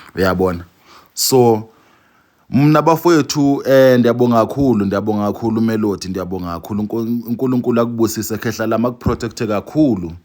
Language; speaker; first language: Zulu; non-native, local second language; Xhosa